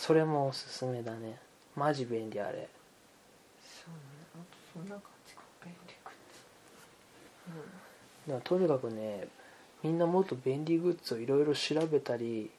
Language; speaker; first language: Japanese; native; Japanese